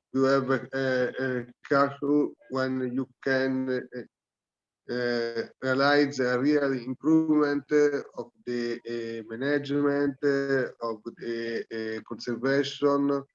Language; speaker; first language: English; non-native, learner; Italian